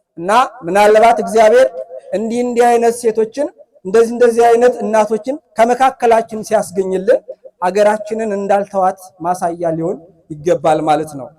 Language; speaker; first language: Amharic; native; Amharic